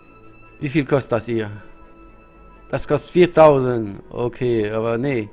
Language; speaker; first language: German; non-native, learner; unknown